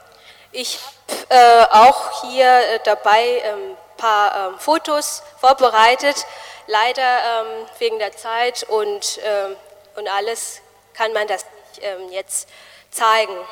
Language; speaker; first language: German; non-native, fluent; Malagasy